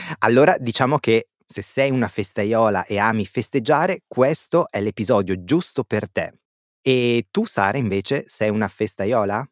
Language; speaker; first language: Italian; native; Italian